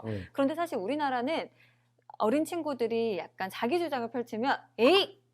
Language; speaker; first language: Korean; native; Korean